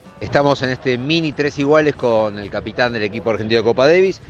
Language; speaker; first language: Spanish; native; Spanish